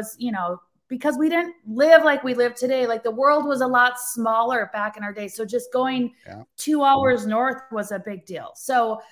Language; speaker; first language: English; native; English